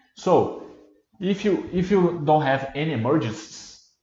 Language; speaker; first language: English; non-native, fluent; Portuguese